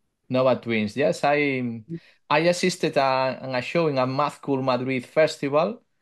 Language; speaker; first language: English; non-native, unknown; Spanish